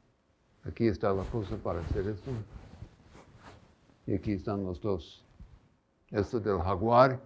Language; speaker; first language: Spanish; non-native, fluent; English